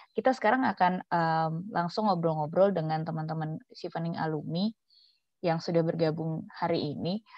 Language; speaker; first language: Indonesian; native; Indonesian